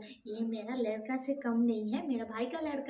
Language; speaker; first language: Hindi; non-native, local second language; Bangla